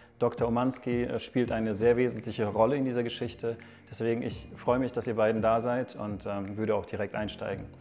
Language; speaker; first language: German; native; German